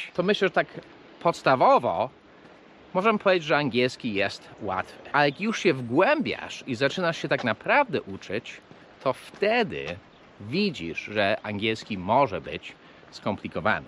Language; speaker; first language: Polish; early bilingual, heritage; English